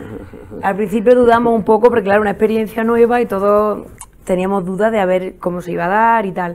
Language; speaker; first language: Spanish; native; Spanish